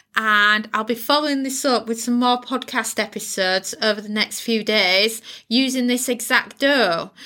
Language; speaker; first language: English; native; English